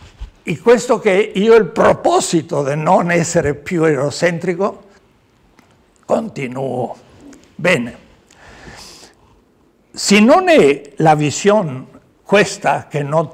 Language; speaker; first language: Italian; non-native, learner; Spanish